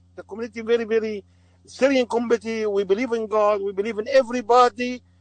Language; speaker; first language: English; non-native, learner; Arabic